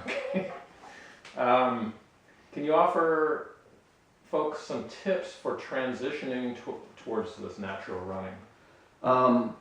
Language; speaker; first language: English; native; English